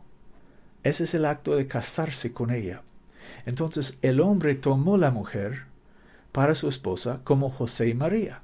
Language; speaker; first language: Spanish; non-native, learner; English